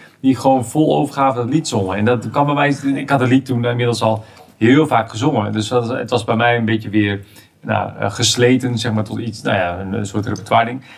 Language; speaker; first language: Dutch; early bilingual, heritage; Dutch